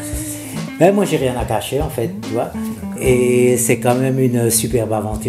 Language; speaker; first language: French; native; French